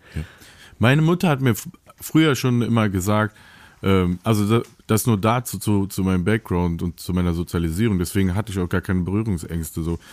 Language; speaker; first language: German; native; German